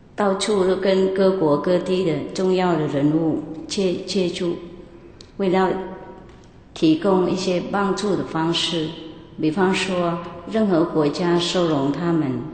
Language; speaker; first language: Chinese; non-native, fluent; Vietnamese